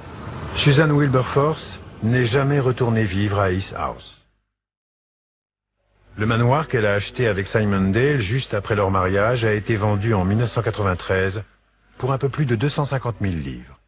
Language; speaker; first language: French; native; French